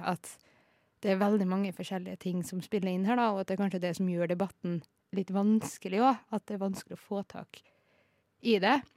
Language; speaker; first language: Norwegian; native; Norwegian